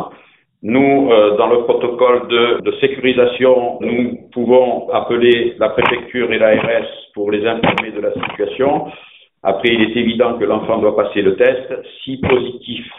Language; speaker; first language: French; native; French